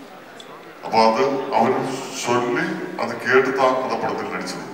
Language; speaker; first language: Tamil; non-native, fluent; Malayalam